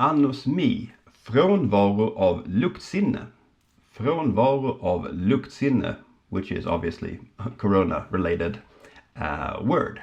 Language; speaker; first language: Swedish; native; Swedish